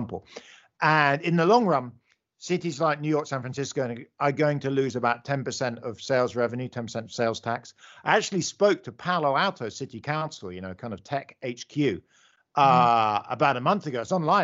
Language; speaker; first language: English; native; English